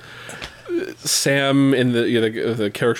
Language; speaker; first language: English; native; English